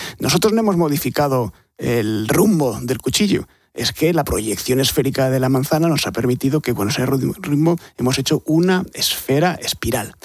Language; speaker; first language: Spanish; native; Spanish